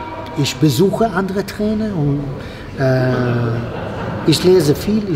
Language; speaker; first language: German; non-native, fluent; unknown